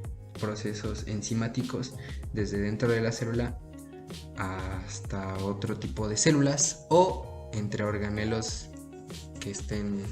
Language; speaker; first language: Spanish; native; Spanish